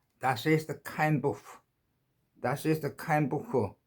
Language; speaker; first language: German; non-native, learner; Korean